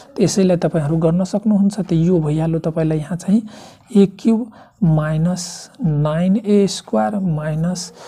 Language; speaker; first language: Nepali; non-native, local second language; Maithili